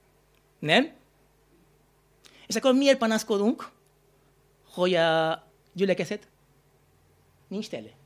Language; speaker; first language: Hungarian; non-native, learner; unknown